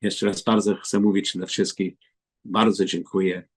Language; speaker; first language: Polish; non-native, learner; English